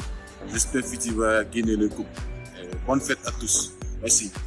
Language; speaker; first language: French; non-native, local second language; Fijian